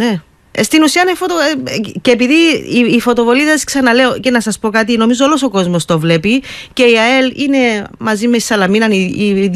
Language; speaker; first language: Greek; native; Greek